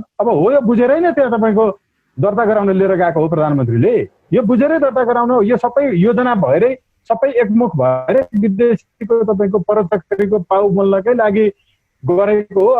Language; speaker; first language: Nepali; native; Nepali